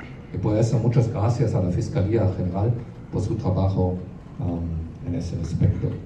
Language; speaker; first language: Spanish; non-native, fluent; German